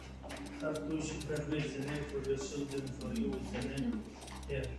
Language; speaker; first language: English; non-native, learner; Arabic